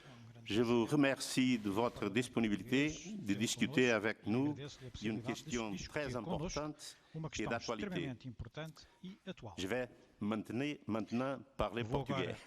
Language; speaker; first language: French; non-native, fluent; Portuguese